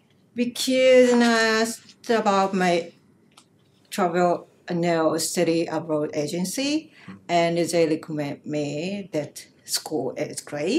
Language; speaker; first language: English; non-native, learner; Japanese